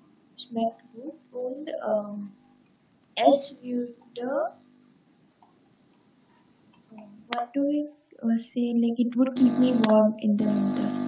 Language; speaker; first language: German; non-native, learner; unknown